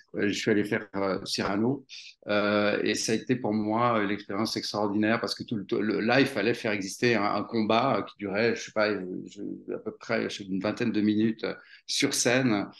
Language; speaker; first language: French; native; French